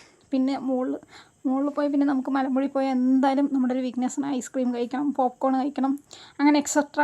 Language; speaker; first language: Malayalam; native; Malayalam